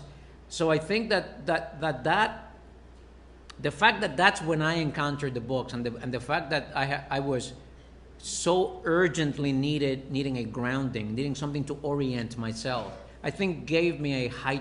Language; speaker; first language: English; early bilingual, other home language; Spanish